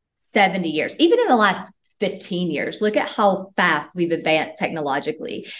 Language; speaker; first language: English; native; English